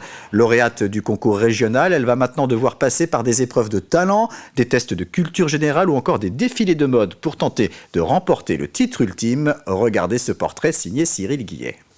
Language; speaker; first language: French; native; French